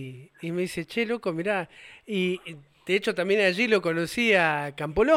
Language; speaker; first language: Spanish; native; Spanish